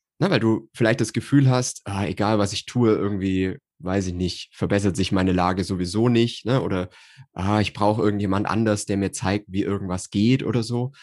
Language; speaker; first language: German; native; German